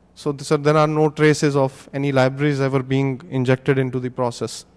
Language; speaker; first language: English; non-native, local second language; Hindi